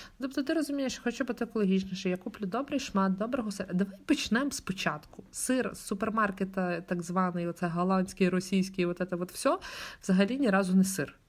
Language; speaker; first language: Ukrainian; native; Ukrainian